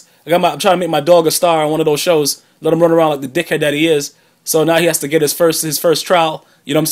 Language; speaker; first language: English; native; English